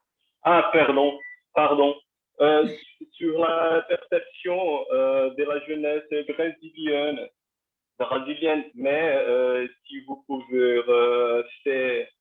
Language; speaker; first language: French; non-native, learner; Portuguese